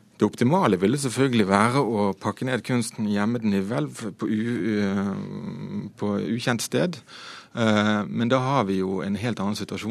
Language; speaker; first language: Norwegian; native; Norwegian